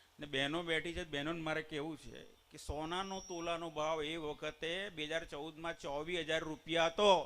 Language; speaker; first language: Gujarati; native; Gujarati